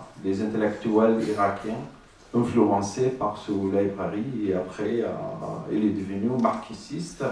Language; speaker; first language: French; non-native, learner; Arabic